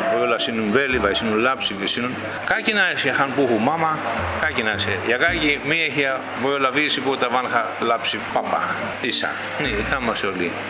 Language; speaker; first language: Finnish; non-native, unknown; Greek